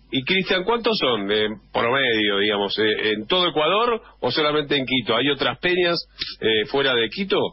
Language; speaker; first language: Spanish; native; Spanish